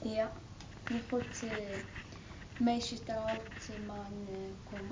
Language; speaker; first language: Dutch; non-native, learner; Arabic